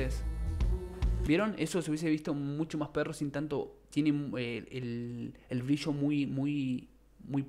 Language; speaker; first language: Spanish; native; Spanish